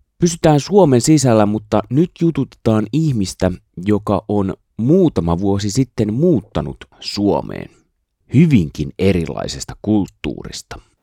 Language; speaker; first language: Finnish; native; Finnish